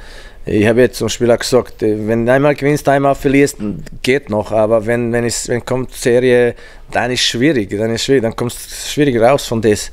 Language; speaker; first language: German; non-native, fluent; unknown